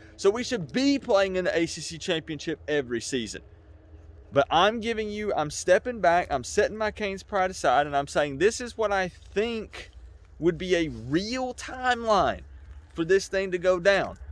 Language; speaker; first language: English; native; English